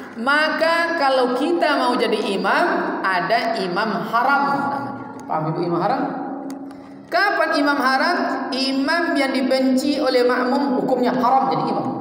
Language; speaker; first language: Malay; native; Malay